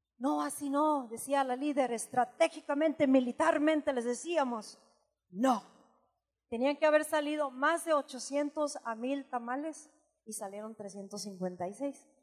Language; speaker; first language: Spanish; early bilingual, heritage; Spanish